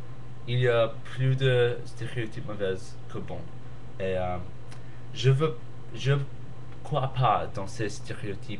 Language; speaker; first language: French; non-native, learner; English